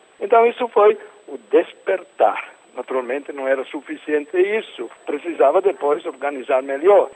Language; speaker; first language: Portuguese; non-native, fluent; Italian